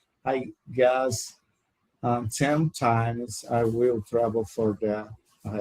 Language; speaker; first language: English; non-native, learner; Portuguese